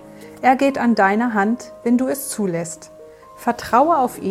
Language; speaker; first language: German; native; German